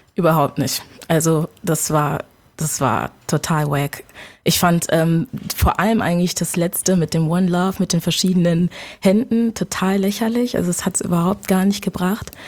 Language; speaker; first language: German; early bilingual, other home language; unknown